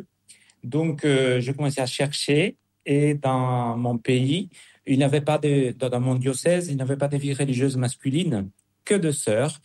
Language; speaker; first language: French; non-native, fluent; Spanish